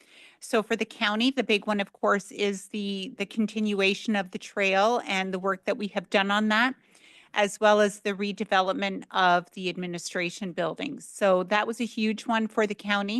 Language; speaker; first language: English; native; English